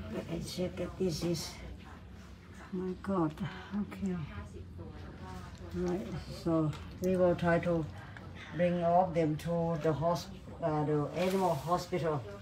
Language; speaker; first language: English; non-native, learner; Thai